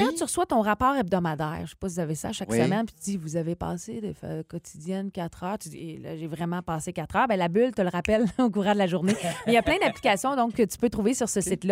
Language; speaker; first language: French; native; French